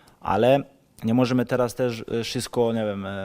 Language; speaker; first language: Polish; non-native, fluent; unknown